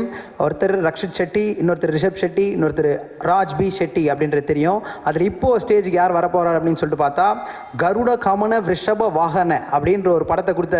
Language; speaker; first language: Tamil; native; Tamil